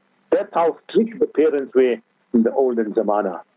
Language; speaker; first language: English; native; English